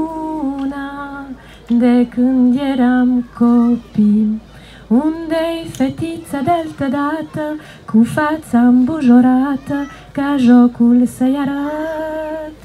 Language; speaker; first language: French; early bilingual, other home language; Romanian